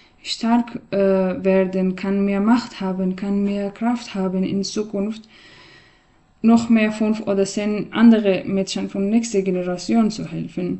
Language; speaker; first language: German; non-native, learner; Persian